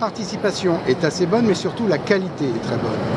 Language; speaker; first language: French; native; French